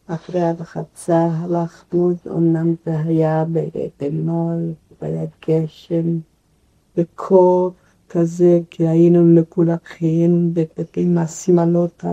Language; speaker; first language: Hebrew; non-native, fluent; Yiddish